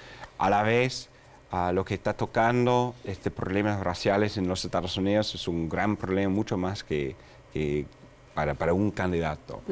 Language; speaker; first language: Spanish; non-native, fluent; English